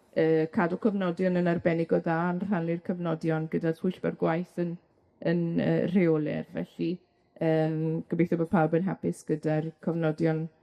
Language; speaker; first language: Welsh; native; Welsh